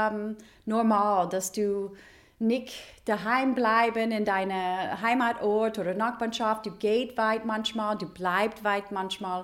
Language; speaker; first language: German; non-native, learner; English